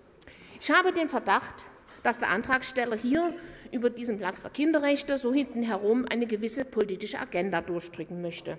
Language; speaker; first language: German; native; German